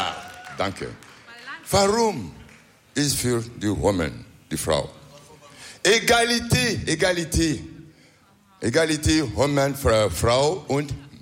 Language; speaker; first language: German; non-native, learner; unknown